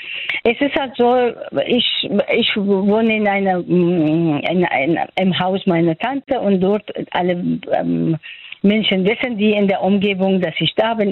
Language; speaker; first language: German; non-native, fluent; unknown